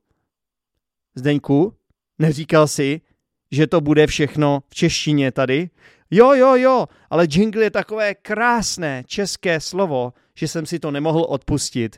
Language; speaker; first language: Czech; native; Czech